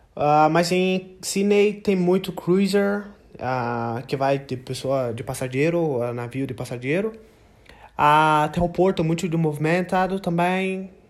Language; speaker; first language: Portuguese; non-native, learner; English